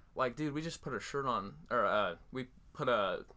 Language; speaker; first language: English; native; English